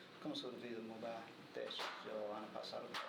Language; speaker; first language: Portuguese; non-native, learner; English